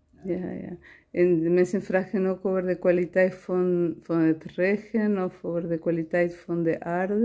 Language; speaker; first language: Dutch; non-native, learner; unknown